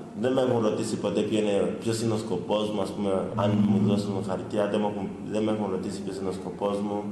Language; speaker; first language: Greek; early bilingual, other home language; Swahili